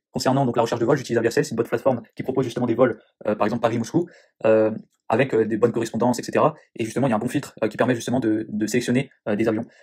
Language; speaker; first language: French; native; French